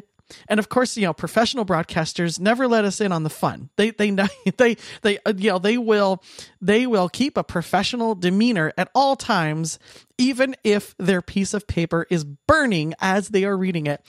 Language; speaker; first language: English; native; English